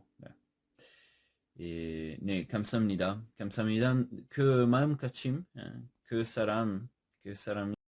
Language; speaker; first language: Korean; non-native, learner; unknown